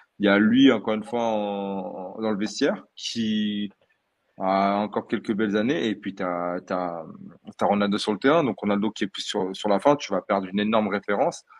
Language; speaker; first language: French; early bilingual, other home language; Portuguese